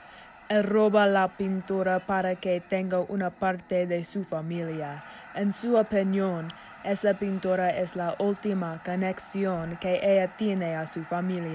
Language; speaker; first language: Spanish; non-native, learner; English